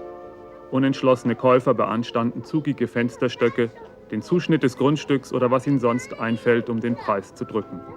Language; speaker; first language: German; native; German